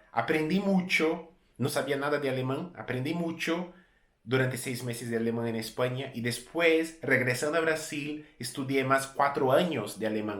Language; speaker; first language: Spanish; non-native, fluent; Portuguese